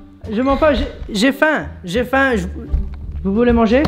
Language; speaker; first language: French; early bilingual, other home language; English